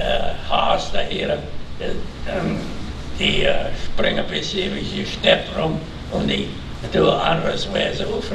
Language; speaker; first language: German; early bilingual, heritage; German